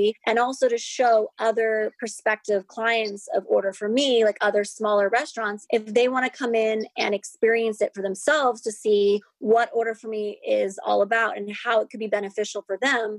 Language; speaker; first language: English; native; English